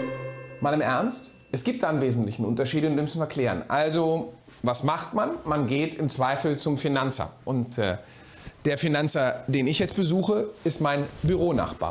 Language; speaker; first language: German; native; German